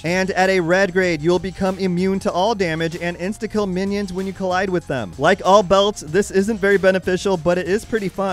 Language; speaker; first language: English; native; English